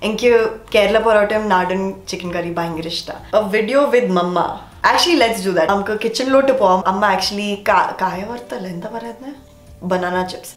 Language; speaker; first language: Malayalam; early bilingual, heritage; Malayalam